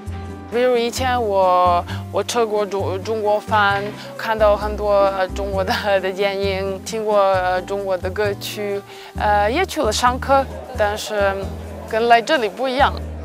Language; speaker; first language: Chinese; non-native, fluent; Serbian